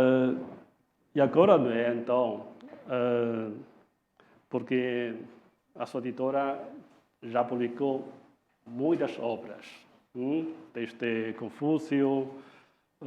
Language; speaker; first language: Portuguese; non-native, fluent; Chinese